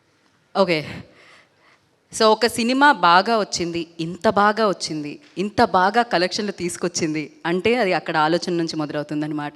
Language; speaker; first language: Telugu; native; Telugu